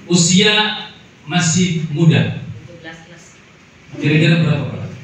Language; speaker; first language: Indonesian; native; Indonesian